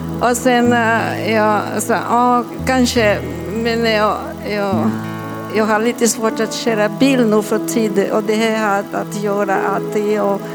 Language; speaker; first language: Swedish; non-native, fluent; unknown